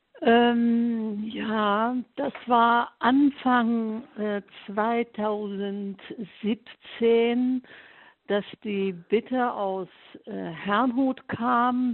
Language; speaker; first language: German; non-native, fluent; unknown